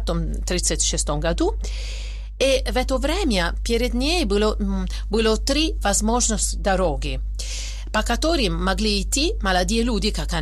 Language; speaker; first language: Russian; non-native, fluent; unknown